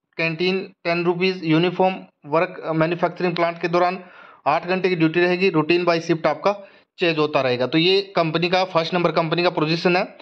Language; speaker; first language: Hindi; native; Hindi